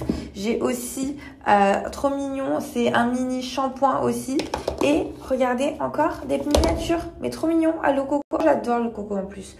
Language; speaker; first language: French; native; French